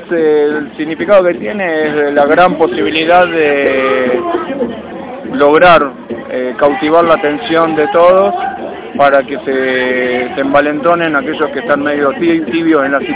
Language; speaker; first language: Spanish; native; Spanish